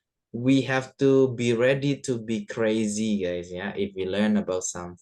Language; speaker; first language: English; non-native, fluent; Indonesian